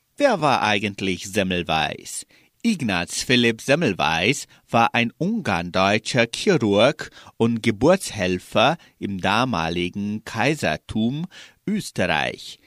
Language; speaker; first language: German; early bilingual, heritage; German